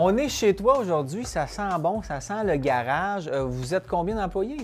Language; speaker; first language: French; native; French